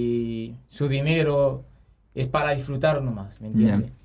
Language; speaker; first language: Spanish; non-native, learner; Haitian Creole